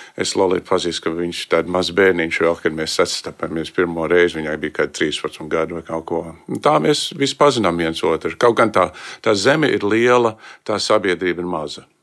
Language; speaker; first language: Latvian; early bilingual, heritage; Latvian